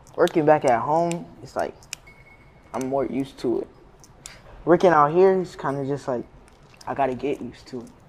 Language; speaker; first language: English; native; English